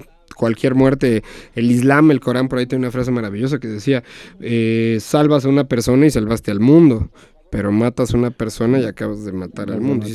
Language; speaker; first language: Spanish; native; Spanish